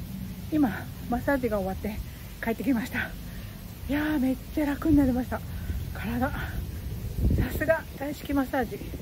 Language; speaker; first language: Japanese; native; Japanese